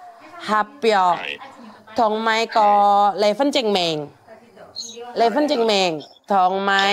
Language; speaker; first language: Cantonese; non-native, fluent; Indonesian